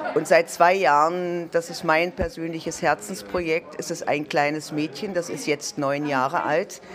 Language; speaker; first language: German; native; German